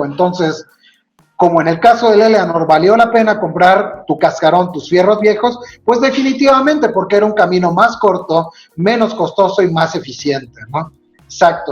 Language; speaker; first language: Spanish; native; Spanish